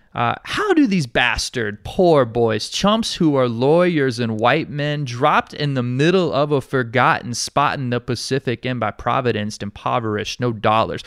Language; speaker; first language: English; native; English